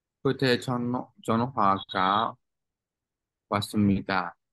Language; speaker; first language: Korean; non-native, learner; Burmese